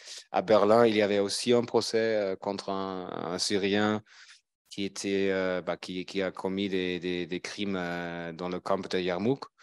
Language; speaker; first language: French; non-native, fluent; German